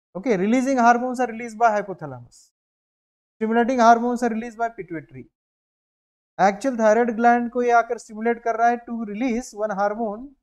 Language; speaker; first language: Hindi; native; Hindi